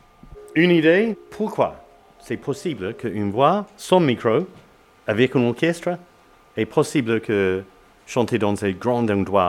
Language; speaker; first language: French; non-native, learner; English